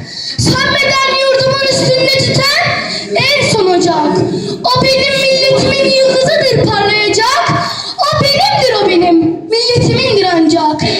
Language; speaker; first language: Turkish; native; Turkish